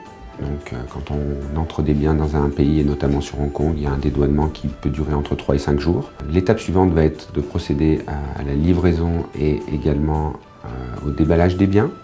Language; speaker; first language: French; native; French